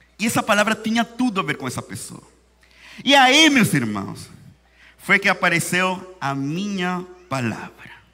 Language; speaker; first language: Portuguese; non-native, fluent; Spanish